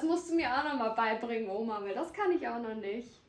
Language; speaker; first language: German; native; German